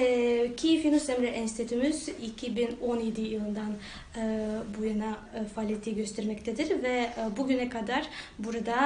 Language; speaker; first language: Turkish; non-native, fluent; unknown